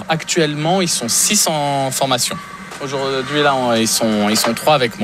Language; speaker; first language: French; native; French